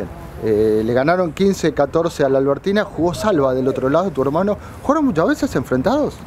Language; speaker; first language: Spanish; native; Spanish